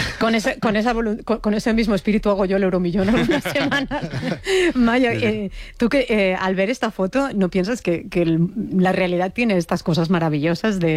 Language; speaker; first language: Spanish; native; Spanish